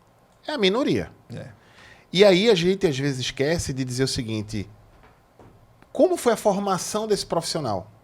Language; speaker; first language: Portuguese; native; Portuguese